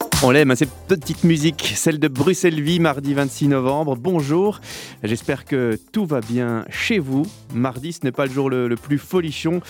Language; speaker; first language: French; native; French